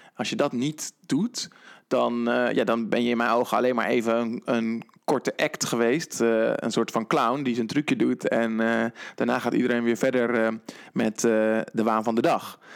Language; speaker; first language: Dutch; native; Dutch